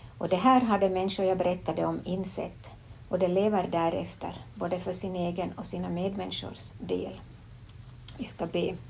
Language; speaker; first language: Swedish; native; Swedish